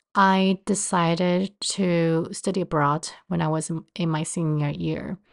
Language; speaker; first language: English; non-native, fluent; Chinese